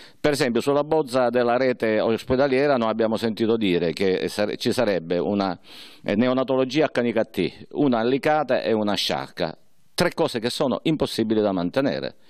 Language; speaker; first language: Italian; native; Italian